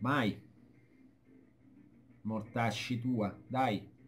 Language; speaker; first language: Italian; native; Italian